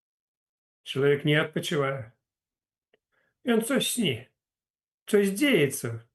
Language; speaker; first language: Polish; non-native, fluent; Russian